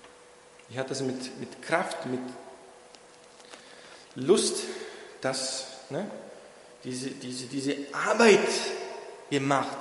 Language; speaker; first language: German; non-native, fluent; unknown